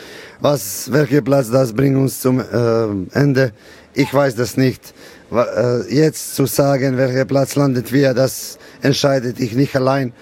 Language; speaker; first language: German; non-native, learner; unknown